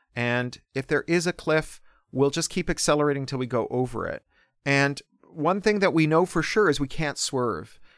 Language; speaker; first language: English; native; English